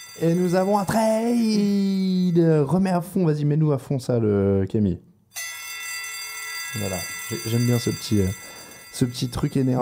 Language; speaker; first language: French; native; French